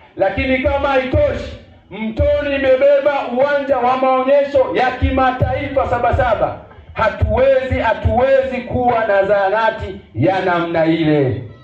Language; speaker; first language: Swahili; native; Swahili